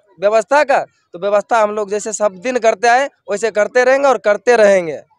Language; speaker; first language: Hindi; native; Hindi